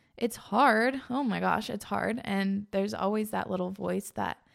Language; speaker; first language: English; native; English